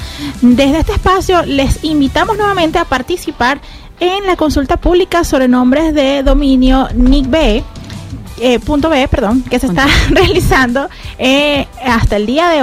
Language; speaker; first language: Spanish; native; Spanish